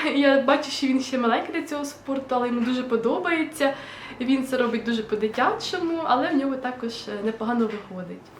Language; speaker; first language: Ukrainian; non-native, local second language; Russian